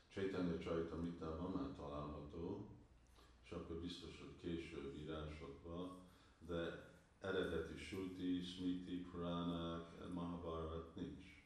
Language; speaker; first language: Hungarian; early bilingual, heritage; Hungarian